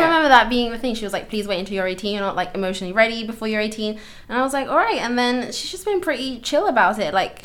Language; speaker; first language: English; native; English